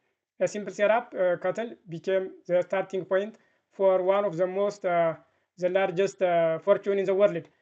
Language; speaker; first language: English; non-native, fluent; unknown